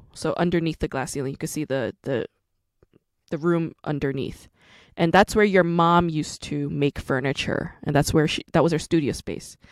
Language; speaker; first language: English; non-native, fluent; Korean